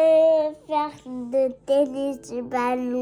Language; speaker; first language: French; early bilingual, heritage; French